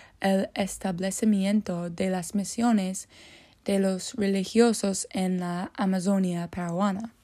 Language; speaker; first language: Spanish; non-native, learner; English